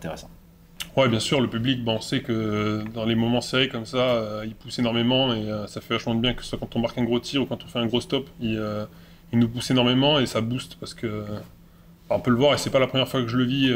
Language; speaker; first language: French; native; French